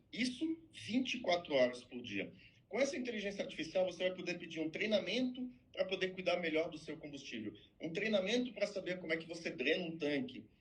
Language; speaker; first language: Portuguese; non-native, fluent; French